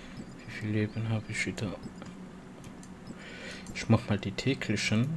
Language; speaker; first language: German; non-native, local second language; Luxembourgish